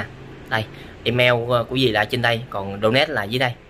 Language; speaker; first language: Vietnamese; native; Vietnamese